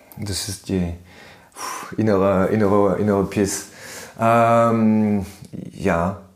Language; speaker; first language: German; non-native, fluent; French